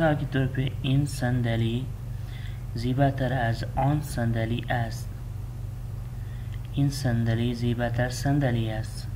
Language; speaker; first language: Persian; non-native, fluent; Urdu